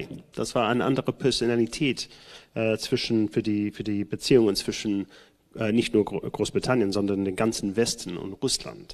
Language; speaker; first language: German; non-native, fluent; English